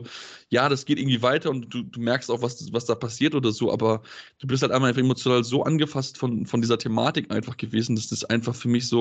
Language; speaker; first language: German; native; German